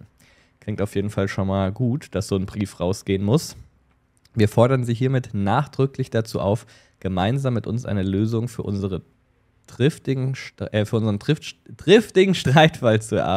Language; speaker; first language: German; native; German